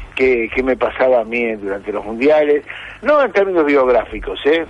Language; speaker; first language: Spanish; native; Spanish